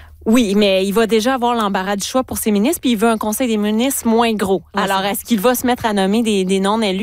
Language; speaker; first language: French; native; French